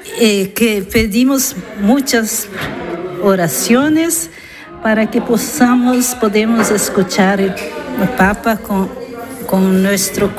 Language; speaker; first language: Spanish; non-native, learner; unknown